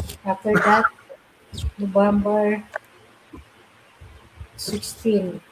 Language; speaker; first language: English; non-native, local second language; Filipino